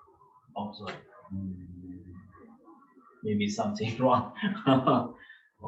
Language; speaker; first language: English; non-native, learner; Chinese